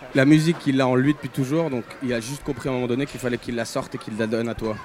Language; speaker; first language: French; non-native, fluent; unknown